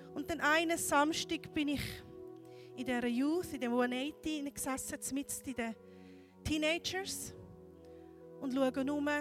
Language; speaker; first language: German; native; German